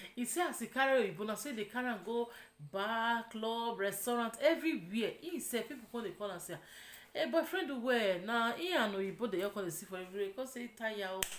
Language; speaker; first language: Nigerian Pidgin; non-native, local second language; Yoruba